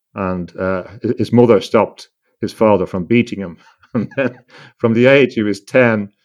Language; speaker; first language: English; native; English